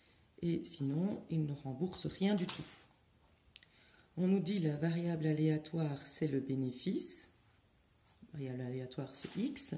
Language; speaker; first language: French; native; French